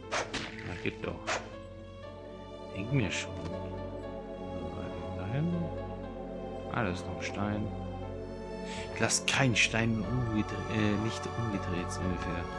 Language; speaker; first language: German; native; German